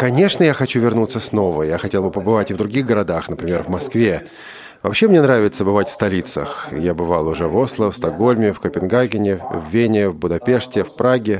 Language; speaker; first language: Russian; non-native, fluent; German